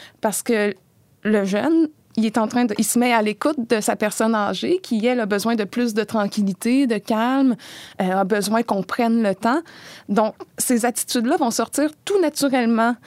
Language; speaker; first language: French; native; French